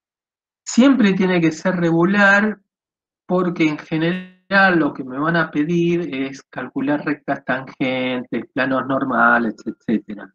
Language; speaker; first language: Spanish; native; Spanish